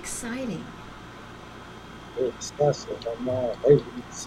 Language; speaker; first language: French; non-native, fluent; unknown